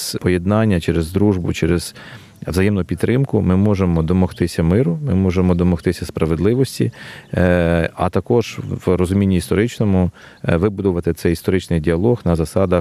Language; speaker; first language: Ukrainian; native; Ukrainian